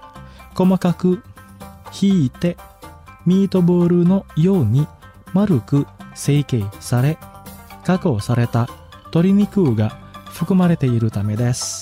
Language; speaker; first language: Japanese; non-native, fluent; Indonesian